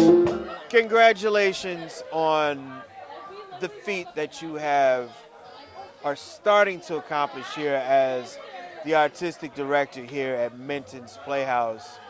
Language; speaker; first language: English; native; English